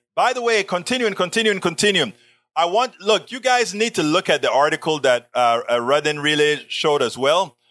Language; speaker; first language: English; non-native, fluent; Spanish